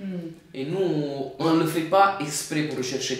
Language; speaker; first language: French; non-native, fluent; Italian